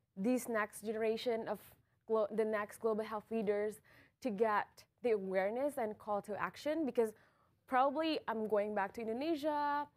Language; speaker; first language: English; non-native, fluent; Indonesian